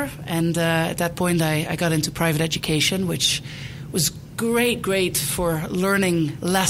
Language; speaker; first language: English; non-native, fluent; Dutch